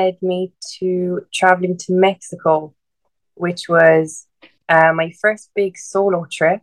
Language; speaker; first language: English; native; English